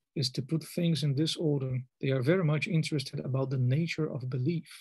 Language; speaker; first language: English; non-native, fluent; Portuguese